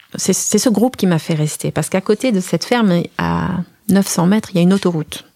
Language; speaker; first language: French; native; French